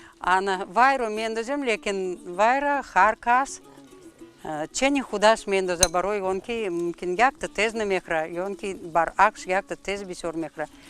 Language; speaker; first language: Tajik; non-native, fluent; Russian